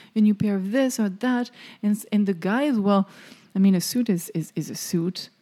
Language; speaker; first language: English; non-native, fluent; French